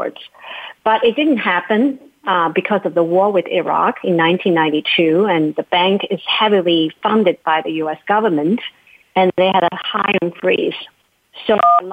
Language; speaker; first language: English; non-native, fluent; Chinese